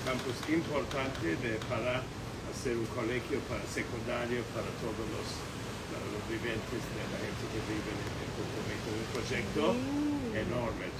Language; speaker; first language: Spanish; non-native, fluent; English